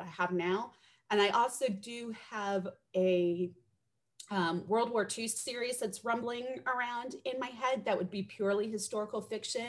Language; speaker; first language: English; native; English